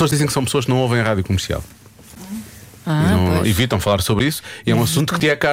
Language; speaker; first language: Portuguese; native; Portuguese